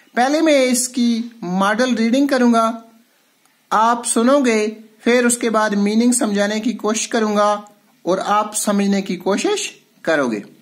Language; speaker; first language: Urdu; non-native, local second language; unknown